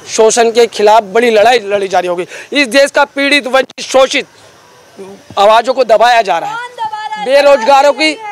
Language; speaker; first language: Hindi; native; Hindi